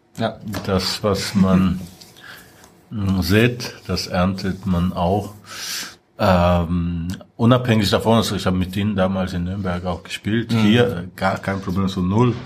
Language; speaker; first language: German; non-native, fluent; Portuguese